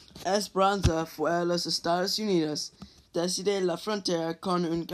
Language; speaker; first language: Spanish; non-native, learner; English